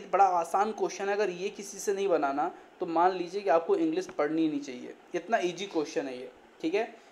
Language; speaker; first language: Hindi; native; Hindi